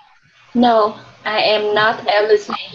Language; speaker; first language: English; non-native, learner; Vietnamese